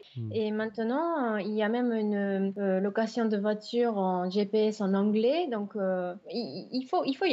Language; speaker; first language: French; non-native, fluent; Japanese